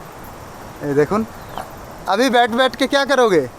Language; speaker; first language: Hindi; non-native, local second language; Bangla